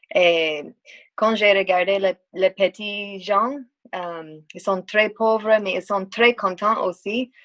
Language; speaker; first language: French; non-native, learner; English